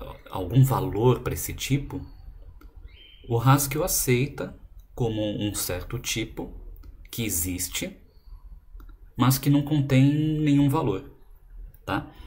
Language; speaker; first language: Portuguese; native; Portuguese